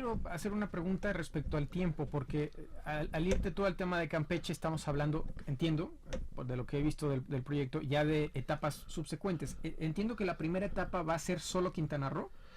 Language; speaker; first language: Spanish; native; Spanish